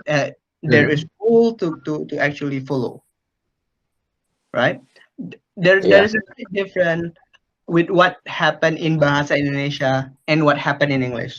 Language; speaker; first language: English; non-native, fluent; Indonesian